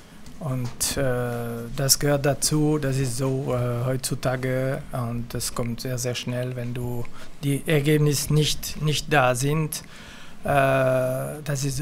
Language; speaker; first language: German; non-native, fluent; French